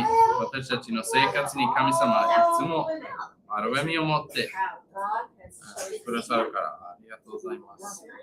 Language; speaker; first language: Japanese; non-native, learner; English